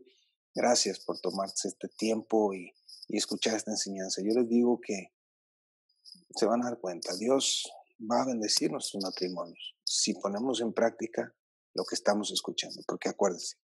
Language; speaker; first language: Spanish; native; Spanish